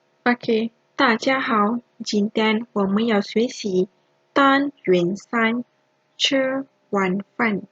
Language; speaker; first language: Chinese; non-native, local second language; Malay